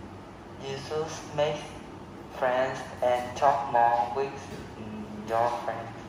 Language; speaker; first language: English; non-native, learner; Vietnamese